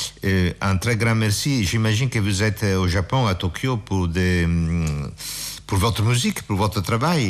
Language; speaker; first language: French; non-native, fluent; Italian